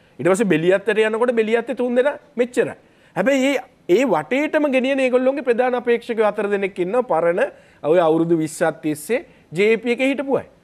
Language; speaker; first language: Sinhala; native; Sinhala